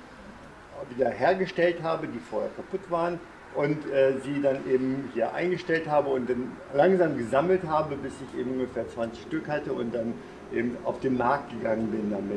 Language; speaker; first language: German; native; German